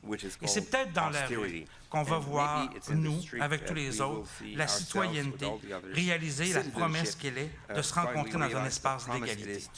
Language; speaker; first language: French; native; French